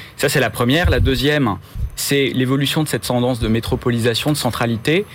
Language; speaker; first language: French; native; French